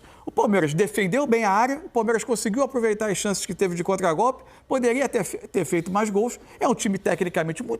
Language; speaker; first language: Portuguese; native; Portuguese